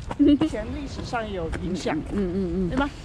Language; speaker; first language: Chinese; early bilingual, heritage; Chinese